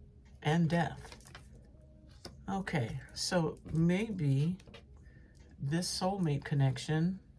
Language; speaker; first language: English; native; English